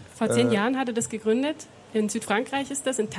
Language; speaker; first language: German; native; German